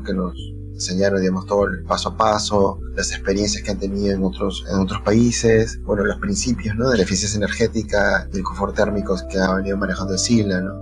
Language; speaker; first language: Spanish; native; Spanish